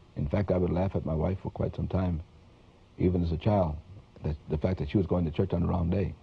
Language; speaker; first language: English; native; English